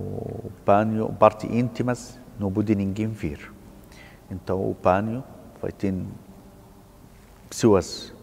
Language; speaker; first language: Portuguese; non-native, learner; Arabic